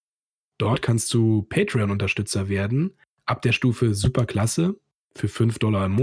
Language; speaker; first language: German; native; German